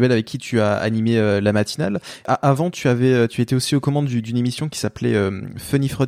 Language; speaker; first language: French; native; French